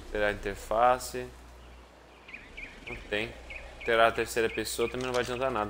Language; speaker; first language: Portuguese; native; Portuguese